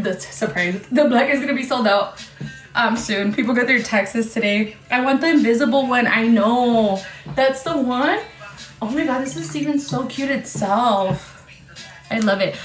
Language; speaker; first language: English; early bilingual, other home language; Spanish